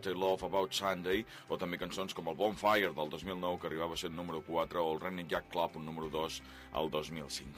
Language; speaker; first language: Catalan; native; Catalan